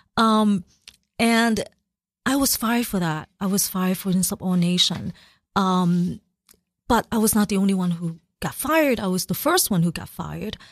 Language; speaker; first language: English; early bilingual, other home language; Cantonese